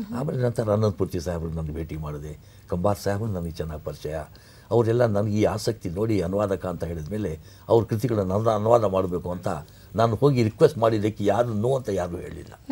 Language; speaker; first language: Kannada; non-native, local second language; Urdu